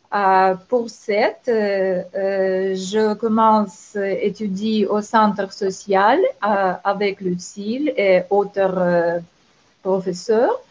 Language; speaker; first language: French; non-native, learner; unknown